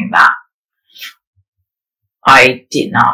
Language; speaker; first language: English; non-native, fluent; Indonesian